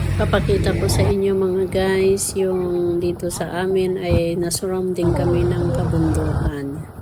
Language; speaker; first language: Filipino; non-native, local second language; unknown